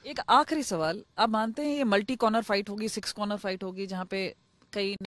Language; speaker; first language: Hindi; native; Hindi